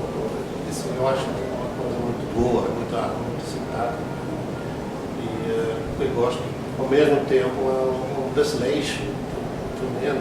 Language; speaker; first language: Portuguese; non-native, fluent; Dutch